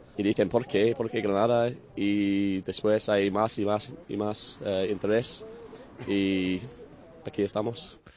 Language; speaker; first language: Spanish; non-native, learner; English